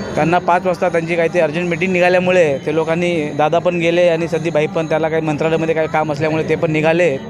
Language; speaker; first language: Marathi; non-native, local second language; Lambadi